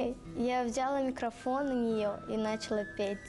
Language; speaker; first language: Russian; non-native, local second language; Romanian